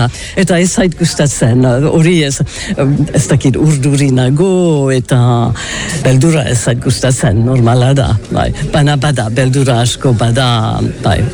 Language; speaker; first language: Basque; non-native, learner; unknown